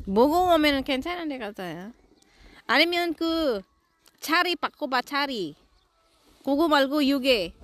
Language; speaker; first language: Korean; non-native, learner; Filipino